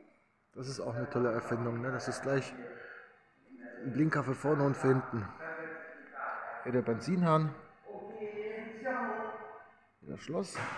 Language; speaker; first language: German; native; German